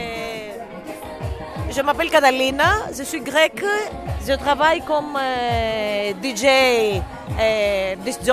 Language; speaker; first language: French; non-native, learner; Greek